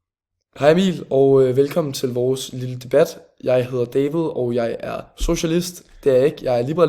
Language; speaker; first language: Danish; native; Danish